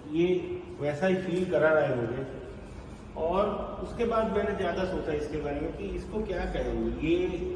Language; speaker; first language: Hindi; non-native, local second language; Gujarati